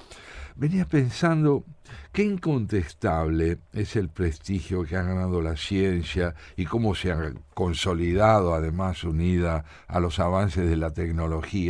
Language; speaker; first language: Spanish; native; Spanish